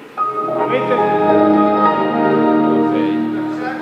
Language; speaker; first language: Italian; native; Italian